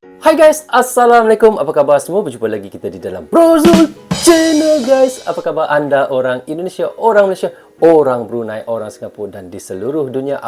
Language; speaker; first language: Malay; native; Malay